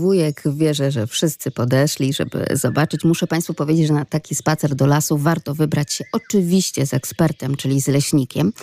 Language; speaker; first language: Polish; native; Polish